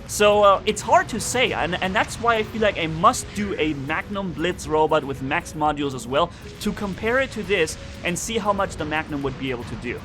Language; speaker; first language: English; non-native, fluent; German